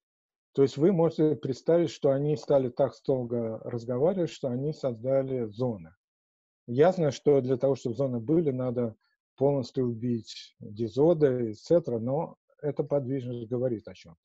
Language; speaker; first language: Russian; native; Russian